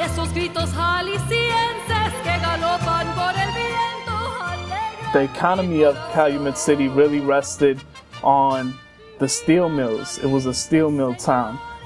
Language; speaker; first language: English; early bilingual, other home language; Spanish